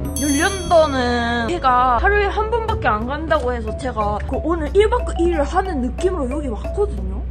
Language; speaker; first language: Korean; non-native, fluent; Japanese